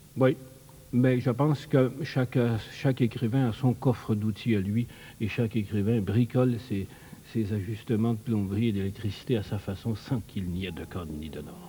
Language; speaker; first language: French; native; French